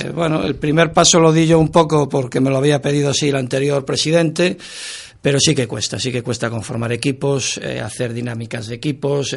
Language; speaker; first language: Spanish; native; Spanish